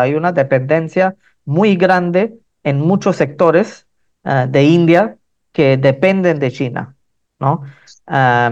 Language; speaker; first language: Spanish; non-native, fluent; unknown